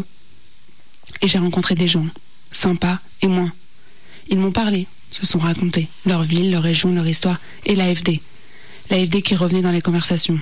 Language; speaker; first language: French; native; French